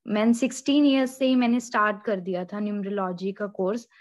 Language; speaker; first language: Hindi; native; Hindi